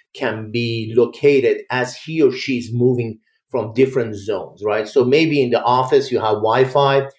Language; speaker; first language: English; early bilingual, other home language; Persian